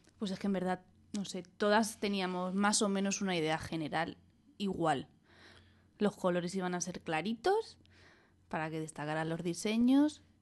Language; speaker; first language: Spanish; native; Spanish